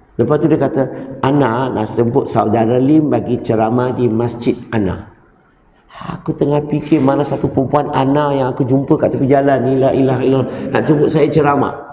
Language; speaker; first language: Malay; non-native, local second language; Chinese